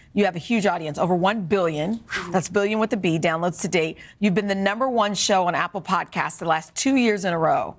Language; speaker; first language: English; native; English